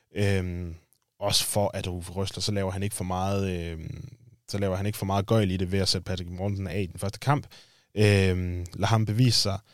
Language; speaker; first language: Danish; native; Danish